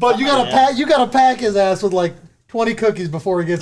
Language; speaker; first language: English; native; English